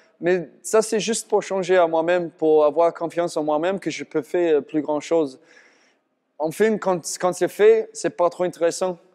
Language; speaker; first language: French; non-native, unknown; English